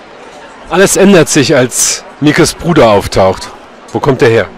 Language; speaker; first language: German; native; German